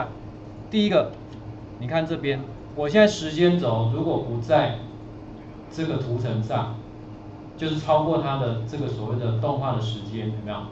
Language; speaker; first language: Chinese; native; Chinese